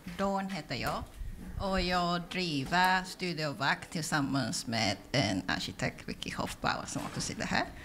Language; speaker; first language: Swedish; non-native, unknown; Cantonese